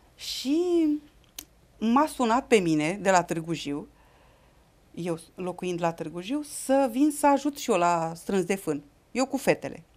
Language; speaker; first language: Romanian; native; Romanian